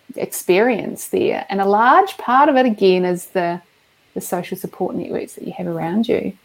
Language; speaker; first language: English; native; English